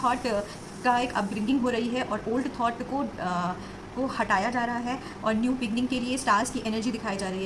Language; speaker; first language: Hindi; native; Hindi